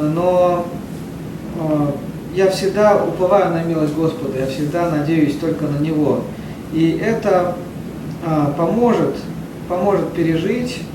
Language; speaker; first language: Russian; native; Russian